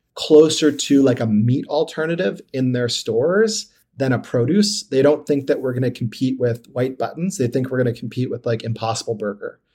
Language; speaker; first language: English; native; English